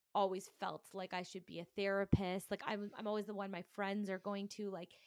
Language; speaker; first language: English; native; English